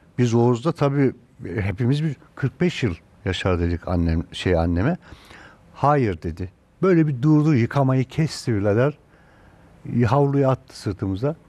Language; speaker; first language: Turkish; native; Turkish